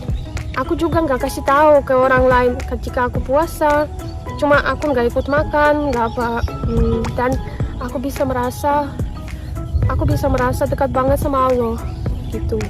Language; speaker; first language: Indonesian; non-native, fluent; Russian